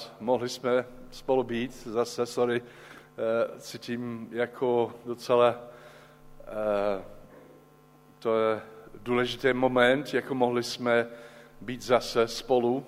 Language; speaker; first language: Czech; non-native, learner; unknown